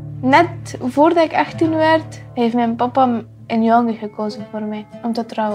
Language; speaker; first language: Dutch; early bilingual, other home language; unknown